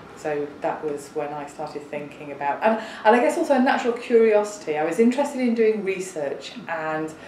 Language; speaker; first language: English; native; English